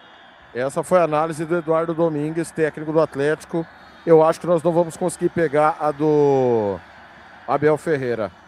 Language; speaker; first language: Portuguese; native; Portuguese